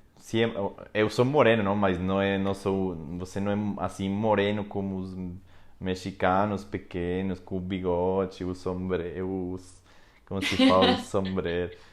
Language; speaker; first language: Portuguese; non-native, learner; Spanish